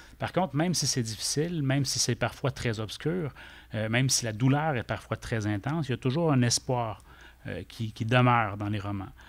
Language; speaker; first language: French; native; French